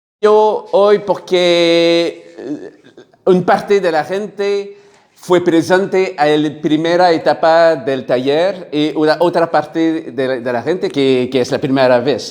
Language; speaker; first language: Spanish; non-native, learner; French